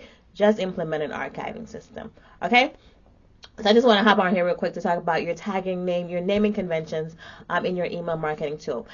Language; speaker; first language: English; native; English